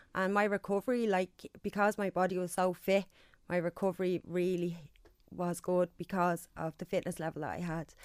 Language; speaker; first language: English; native; English